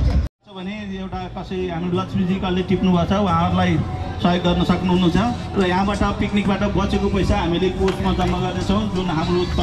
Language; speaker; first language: Nepali; native; Nepali